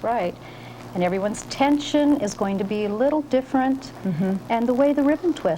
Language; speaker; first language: English; native; English